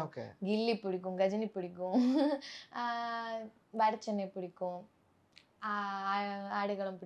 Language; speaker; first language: Tamil; non-native, local second language; Malayalam